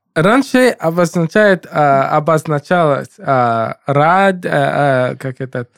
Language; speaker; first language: Russian; non-native, learner; English